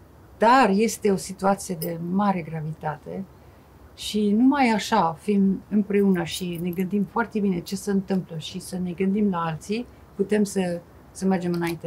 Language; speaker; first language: Romanian; non-native, fluent; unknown